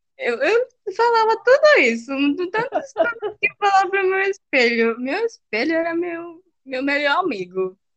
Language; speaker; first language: Portuguese; non-native, fluent; Spanish